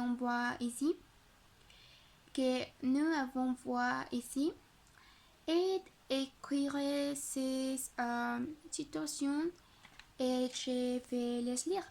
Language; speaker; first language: French; non-native, learner; Spanish